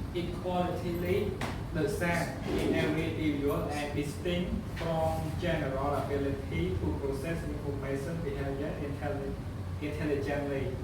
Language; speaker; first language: English; non-native, learner; Khmer